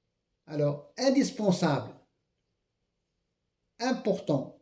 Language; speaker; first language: French; non-native, local second language; Arabic